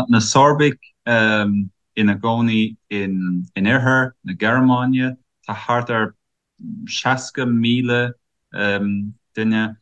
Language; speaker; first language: Irish; non-native, learner; German